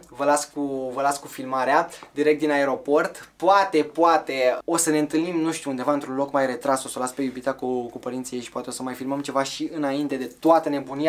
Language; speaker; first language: Romanian; native; Romanian